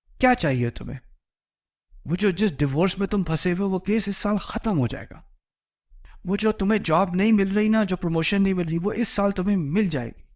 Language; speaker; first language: Urdu; early bilingual, heritage; Urdu